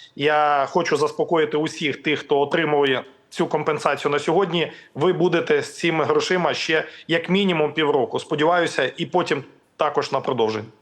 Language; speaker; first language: Ukrainian; native; Ukrainian